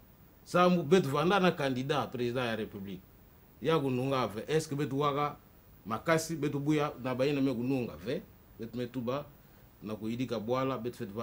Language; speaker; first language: French; non-native, local second language; Kongo